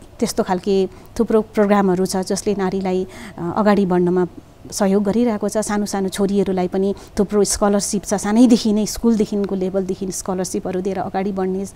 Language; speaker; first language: Nepali; native; Nepali